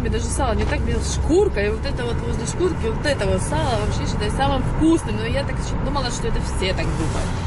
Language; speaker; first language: Russian; native; Russian